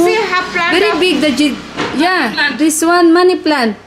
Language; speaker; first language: English; non-native, local second language; Filipino